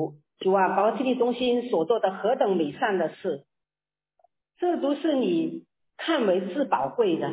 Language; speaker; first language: Chinese; native; Chinese